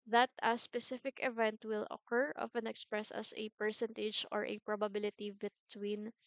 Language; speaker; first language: English; non-native, local second language; Filipino